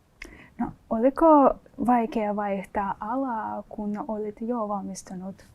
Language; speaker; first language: Finnish; non-native, fluent; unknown